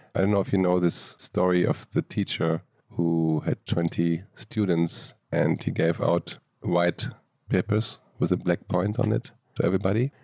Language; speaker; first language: English; non-native, fluent; German